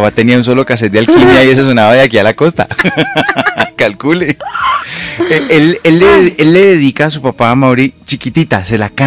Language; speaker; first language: Spanish; native; Spanish